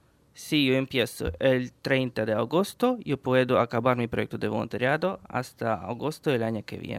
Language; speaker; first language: Spanish; non-native, fluent; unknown